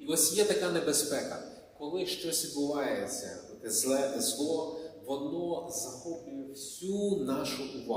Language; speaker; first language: Ukrainian; native; Ukrainian